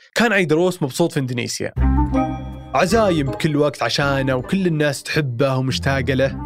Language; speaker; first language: Arabic; native; Arabic